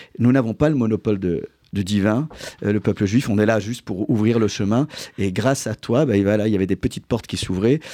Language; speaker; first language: French; native; French